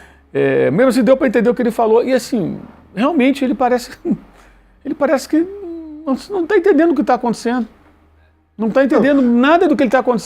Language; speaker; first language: Portuguese; native; Portuguese